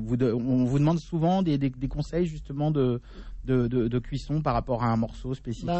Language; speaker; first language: French; native; French